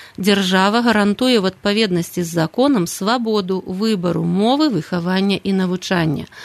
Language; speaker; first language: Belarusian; native; Belarusian